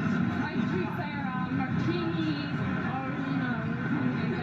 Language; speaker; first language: English; non-native, learner; Polish